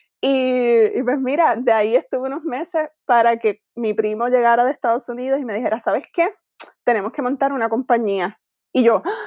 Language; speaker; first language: Spanish; native; Spanish